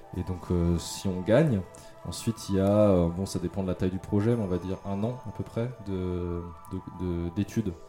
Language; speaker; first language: French; native; French